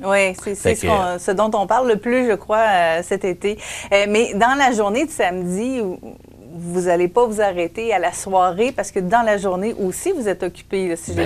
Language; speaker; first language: French; native; French